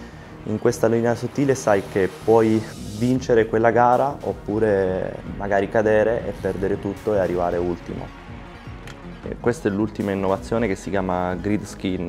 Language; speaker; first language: Italian; native; Italian